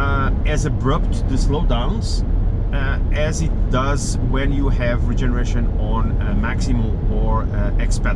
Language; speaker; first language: English; non-native, fluent; Portuguese